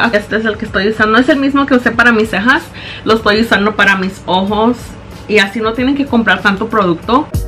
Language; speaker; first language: Spanish; early bilingual, heritage; Spanish